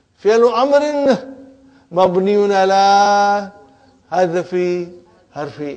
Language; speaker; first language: Arabic; non-native, fluent; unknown